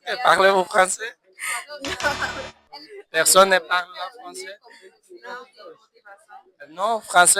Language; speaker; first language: French; non-native, fluent; Portuguese